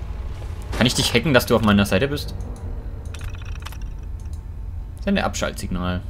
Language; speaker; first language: German; native; German